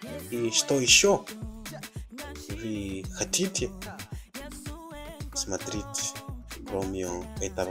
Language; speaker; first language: Russian; non-native, fluent; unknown